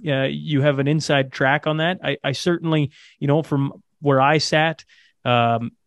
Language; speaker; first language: English; native; English